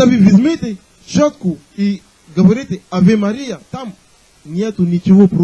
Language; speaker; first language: Russian; non-native, fluent; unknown